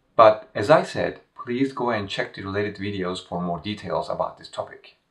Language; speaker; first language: English; non-native, fluent; Turkish